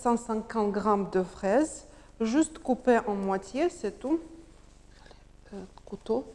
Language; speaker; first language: French; non-native, learner; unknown